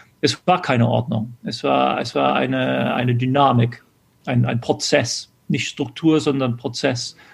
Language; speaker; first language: German; early bilingual, other home language; English